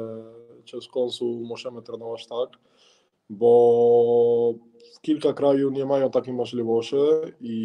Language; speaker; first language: Polish; non-native, learner; Spanish